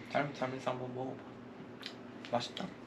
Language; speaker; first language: Korean; native; Korean